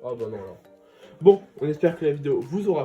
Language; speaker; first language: French; native; French